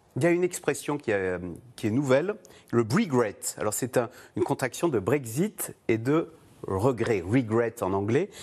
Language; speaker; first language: French; native; French